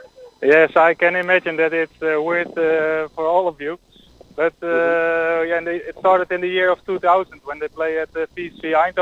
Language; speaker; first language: English; non-native, fluent; Dutch